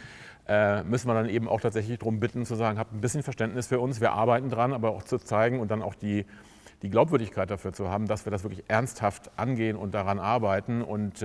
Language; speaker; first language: German; native; German